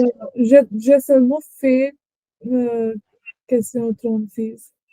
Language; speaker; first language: French; non-native, learner; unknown